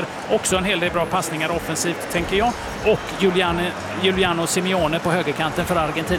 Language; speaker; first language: Swedish; native; Swedish